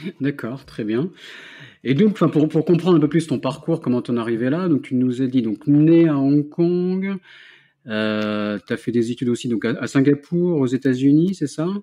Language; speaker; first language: French; native; French